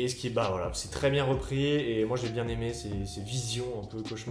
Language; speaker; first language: French; native; French